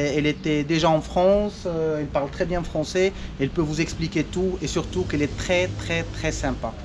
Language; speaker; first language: French; native; French